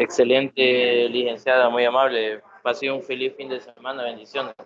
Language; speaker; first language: Spanish; native; Spanish